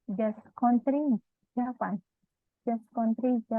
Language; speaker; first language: English; non-native, learner; Indonesian